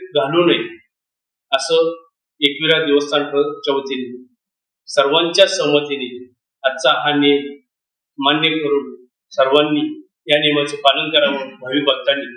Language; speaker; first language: Marathi; native; Marathi